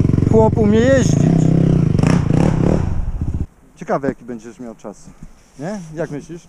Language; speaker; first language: Polish; native; Polish